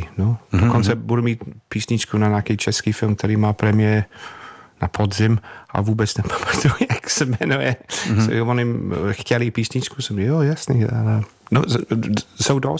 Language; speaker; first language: Czech; non-native, learner; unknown